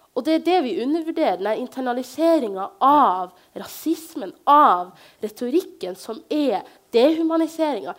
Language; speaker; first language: Norwegian; early bilingual, other home language; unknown